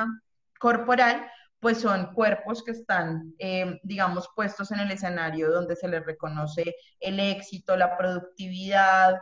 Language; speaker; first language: Spanish; native; Spanish